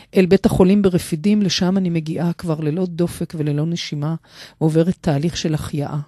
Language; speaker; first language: Hebrew; native; Hebrew